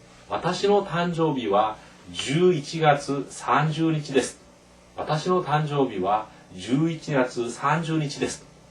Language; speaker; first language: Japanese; non-native, fluent; Korean